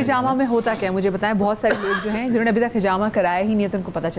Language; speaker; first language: Urdu; native; Urdu